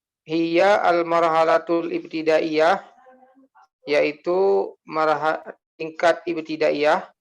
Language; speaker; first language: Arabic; non-native, learner; Indonesian